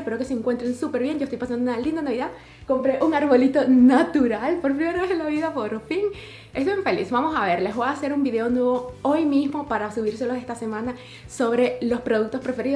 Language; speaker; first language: Spanish; native; Spanish